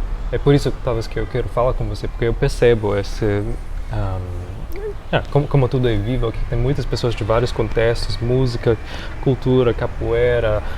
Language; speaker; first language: Portuguese; non-native, fluent; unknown